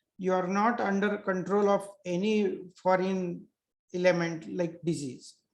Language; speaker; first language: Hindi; non-native, local second language; Marathi